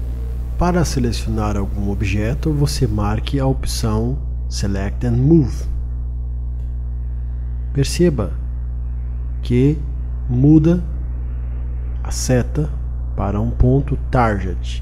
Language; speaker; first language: Portuguese; native; Portuguese